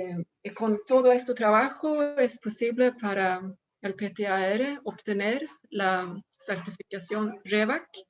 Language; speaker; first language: Spanish; non-native, fluent; Swedish